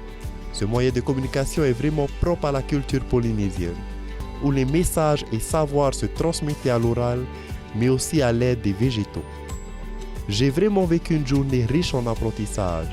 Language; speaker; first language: French; native; French